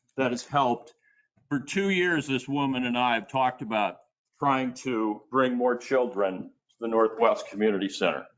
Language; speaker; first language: English; native; English